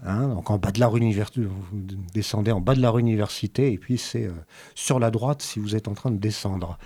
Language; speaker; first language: French; native; French